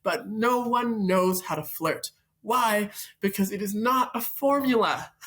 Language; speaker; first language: English; native; English